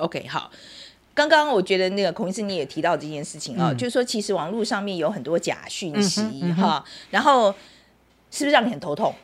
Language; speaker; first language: Chinese; native; Chinese